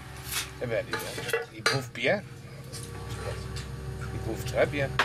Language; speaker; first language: French; non-native, learner; English